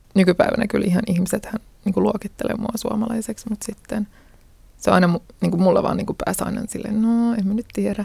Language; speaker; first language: Finnish; early bilingual, other home language; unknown